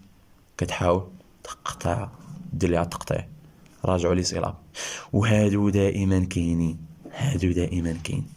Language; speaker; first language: Arabic; native; Arabic